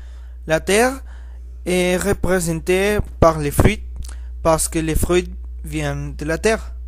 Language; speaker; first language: French; non-native, learner; Spanish